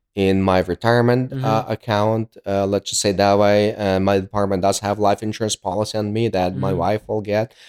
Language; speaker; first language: English; early bilingual, other home language; Ukrainian